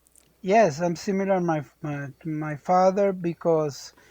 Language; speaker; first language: English; non-native, learner; Spanish